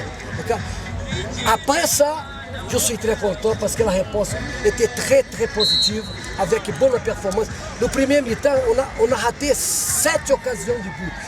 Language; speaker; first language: French; non-native, fluent; Portuguese